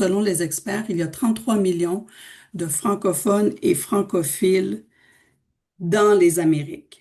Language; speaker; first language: French; native; French